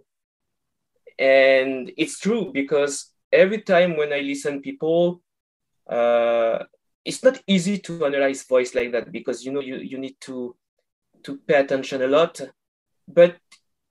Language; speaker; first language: English; non-native, fluent; French